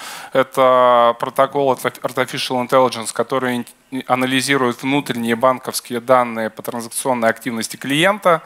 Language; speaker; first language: Russian; native; Russian